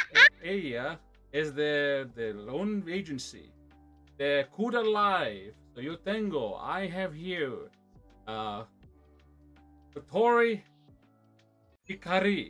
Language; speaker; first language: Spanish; early bilingual, heritage; English